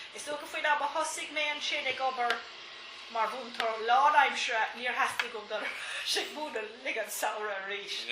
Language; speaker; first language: Irish; non-native, local second language; English